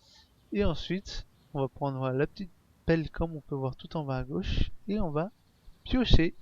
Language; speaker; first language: French; native; French